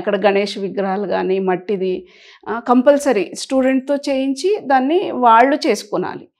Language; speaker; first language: Telugu; native; Telugu